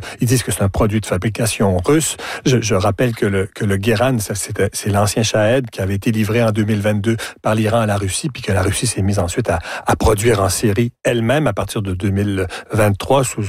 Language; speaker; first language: French; native; French